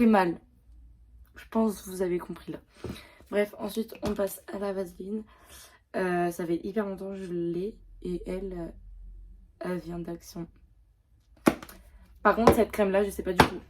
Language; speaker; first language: French; native; French